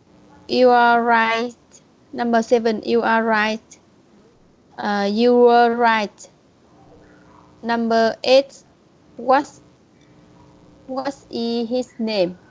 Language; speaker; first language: English; non-native, learner; Vietnamese